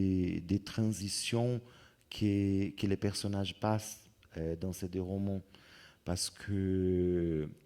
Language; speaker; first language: French; non-native, fluent; Portuguese